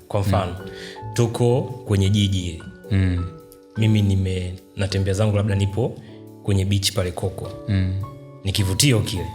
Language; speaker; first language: Swahili; native; Swahili